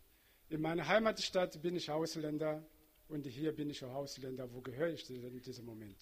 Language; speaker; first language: German; non-native, fluent; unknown